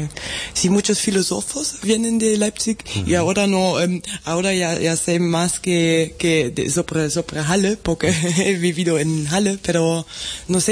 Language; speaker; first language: Spanish; non-native, fluent; German